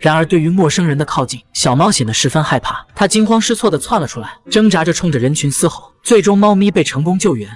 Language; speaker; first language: Chinese; native; Chinese